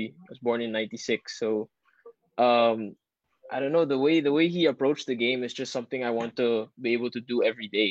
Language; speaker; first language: English; native; English